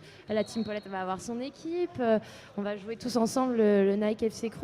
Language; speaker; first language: French; native; French